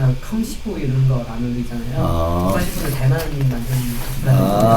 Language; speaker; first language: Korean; non-native, fluent; Chinese